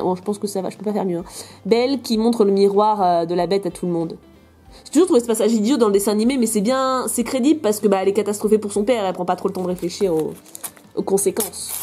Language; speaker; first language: French; native; French